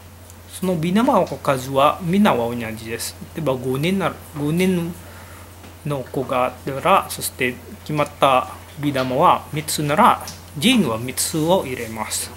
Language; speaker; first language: Japanese; non-native, learner; Indonesian